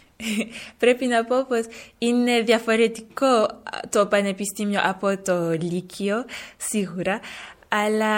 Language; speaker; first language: Greek; early bilingual, heritage; French